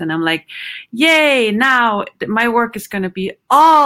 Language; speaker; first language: English; non-native, fluent; German